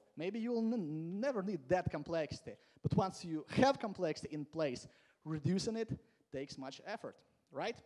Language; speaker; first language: English; non-native, fluent; Latvian